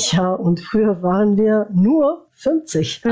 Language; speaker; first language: German; non-native, fluent; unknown